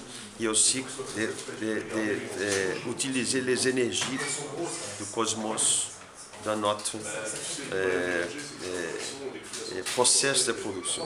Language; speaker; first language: French; non-native, learner; Portuguese